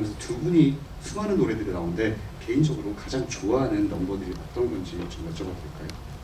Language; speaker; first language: Korean; native; Korean